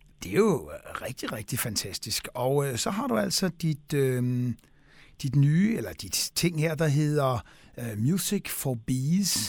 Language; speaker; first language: Danish; native; Danish